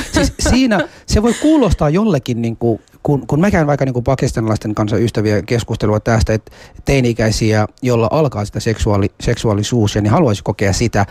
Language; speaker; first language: Finnish; early bilingual, other home language; Somali